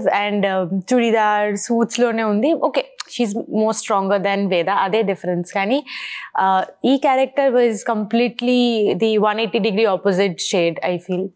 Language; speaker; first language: Telugu; non-native, learner; Bangla